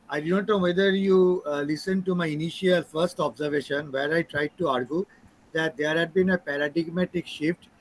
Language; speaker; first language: English; non-native, local second language; Bangla